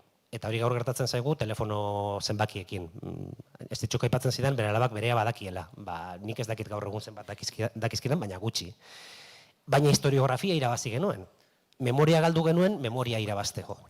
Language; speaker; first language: Basque; native; Basque